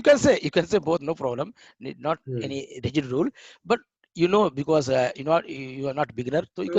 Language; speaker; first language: English; non-native, learner; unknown